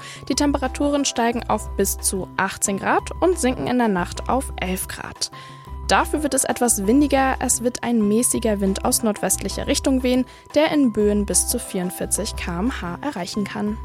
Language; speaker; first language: German; native; German